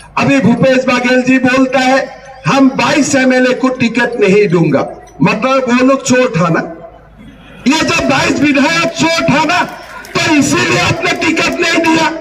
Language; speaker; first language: Hindi; non-native, local second language; Assamese